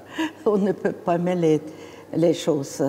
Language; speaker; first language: French; non-native, fluent; Russian